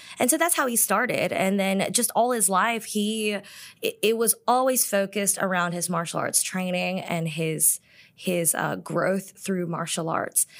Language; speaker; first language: English; early bilingual, other home language; Korean